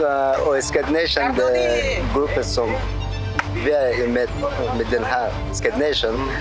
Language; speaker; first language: Swedish; non-native, learner; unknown